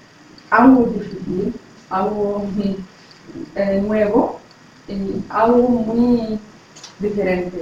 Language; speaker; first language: Spanish; non-native, fluent; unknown